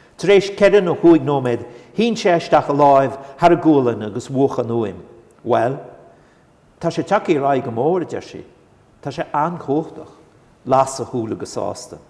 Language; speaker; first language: Irish; non-native, local second language; English